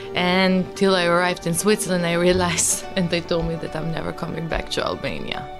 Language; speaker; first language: English; early bilingual, other home language; Albanian